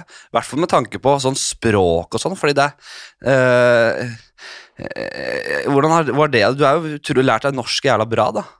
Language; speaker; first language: Norwegian; native; Norwegian